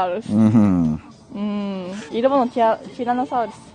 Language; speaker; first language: Korean; non-native, learner; Japanese